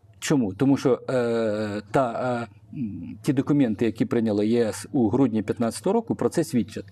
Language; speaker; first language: Ukrainian; non-native, local second language; Russian